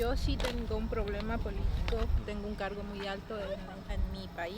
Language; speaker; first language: Spanish; native; Spanish